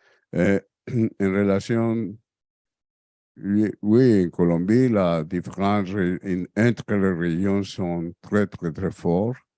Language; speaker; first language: French; non-native, fluent; Spanish